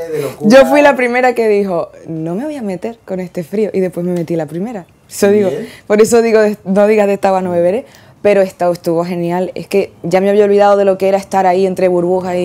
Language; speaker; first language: Spanish; native; Spanish